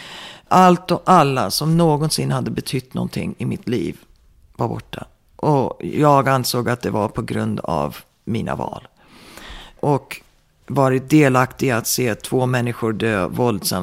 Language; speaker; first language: Swedish; early bilingual, heritage; Swedish